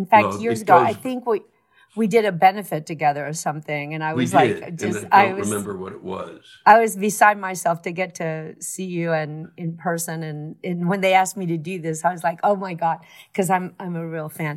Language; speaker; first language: English; native; English